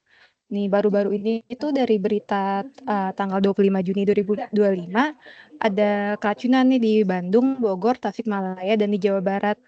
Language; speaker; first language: Indonesian; native; Indonesian